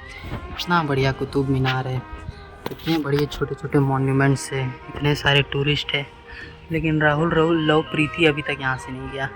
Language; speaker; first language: Hindi; native; Hindi